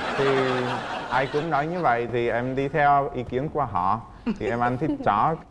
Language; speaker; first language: Vietnamese; non-native, fluent; Czech